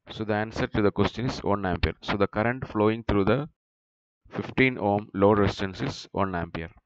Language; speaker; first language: English; non-native, local second language; Malayalam